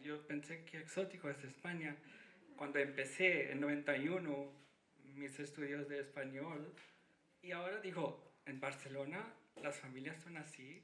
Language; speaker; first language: Spanish; non-native, fluent; Hindi